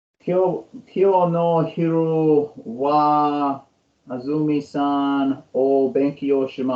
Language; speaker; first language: Japanese; non-native, learner; English